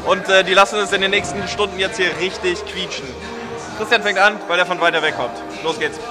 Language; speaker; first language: German; native; German